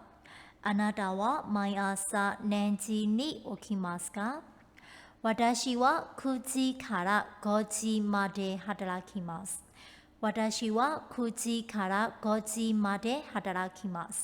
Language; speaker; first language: Japanese; non-native, fluent; Burmese